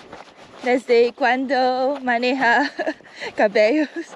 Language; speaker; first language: Spanish; non-native, learner; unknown